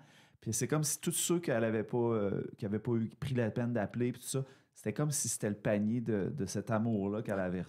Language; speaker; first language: French; native; French